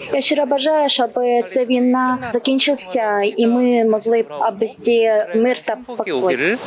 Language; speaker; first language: Ukrainian; non-native, learner; Korean